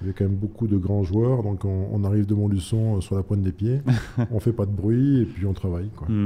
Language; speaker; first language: French; native; French